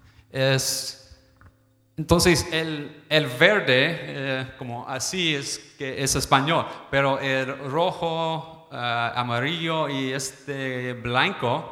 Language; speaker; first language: Spanish; non-native, fluent; English